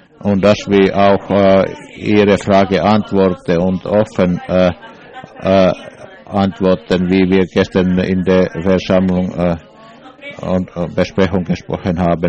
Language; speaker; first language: German; non-native, learner; English